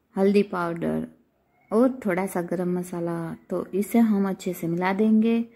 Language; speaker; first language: Hindi; non-native, local second language; Gujarati